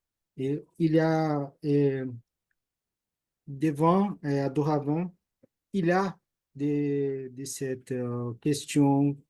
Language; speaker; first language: French; non-native, learner; Portuguese